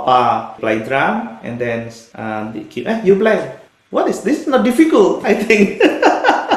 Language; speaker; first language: English; non-native, learner; Indonesian